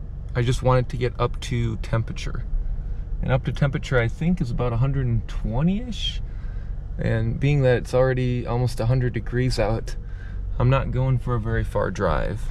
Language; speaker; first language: English; native; English